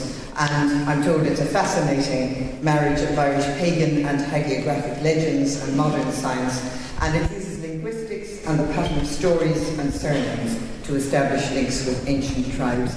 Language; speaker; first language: English; native; English